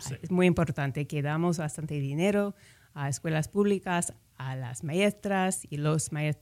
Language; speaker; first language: Spanish; non-native, fluent; English